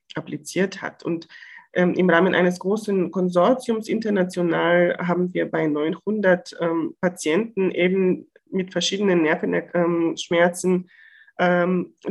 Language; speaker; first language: German; non-native, fluent; Bulgarian